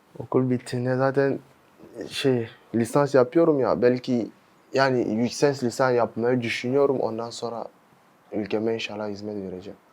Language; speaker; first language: Turkish; non-native, fluent; French